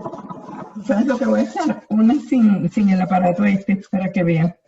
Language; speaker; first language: Spanish; native; Spanish